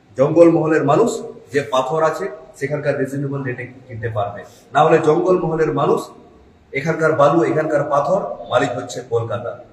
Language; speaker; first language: Bangla; non-native, local second language; Santali